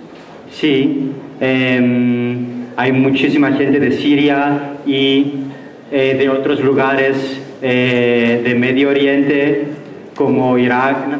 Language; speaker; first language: Spanish; non-native, fluent; Greek